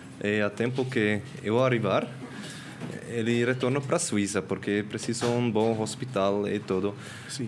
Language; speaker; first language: Portuguese; non-native, learner; Swiss German